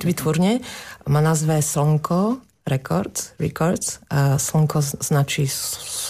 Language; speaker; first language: Polish; non-native, learner; Slovak